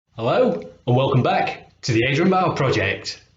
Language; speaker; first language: English; native; English